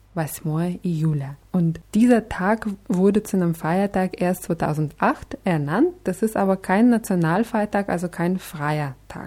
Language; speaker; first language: German; non-native, fluent; Russian